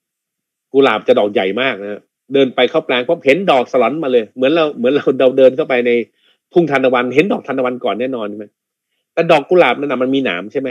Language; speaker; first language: Thai; native; Thai